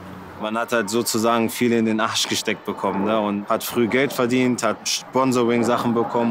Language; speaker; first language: German; early bilingual, other home language; French